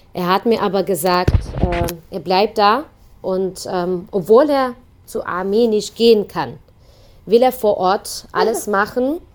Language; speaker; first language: German; non-native, fluent; Ukrainian